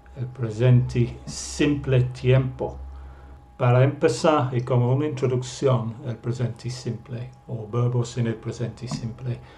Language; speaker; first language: Spanish; non-native, fluent; English